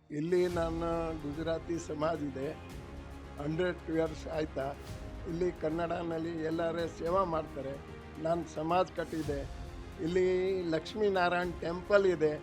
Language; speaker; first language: Kannada; non-native, local second language; Gujarati